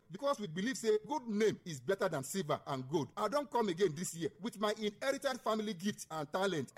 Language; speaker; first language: Nigerian Pidgin; non-native, local second language; Igbo